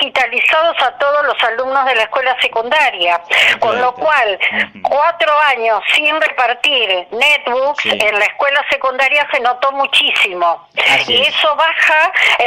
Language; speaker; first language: Spanish; native; Spanish